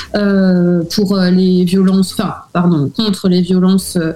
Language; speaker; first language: French; native; French